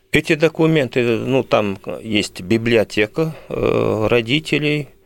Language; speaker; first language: Russian; early bilingual, heritage; Russian